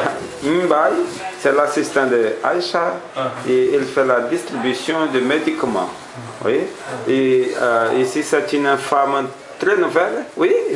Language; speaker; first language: French; non-native, learner; Portuguese